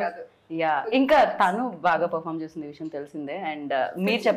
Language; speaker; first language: Telugu; native; Telugu